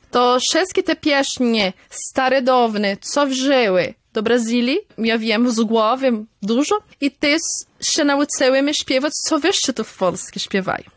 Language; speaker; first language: Polish; early bilingual, heritage; Polish